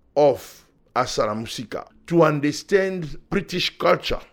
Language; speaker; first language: English; non-native, learner; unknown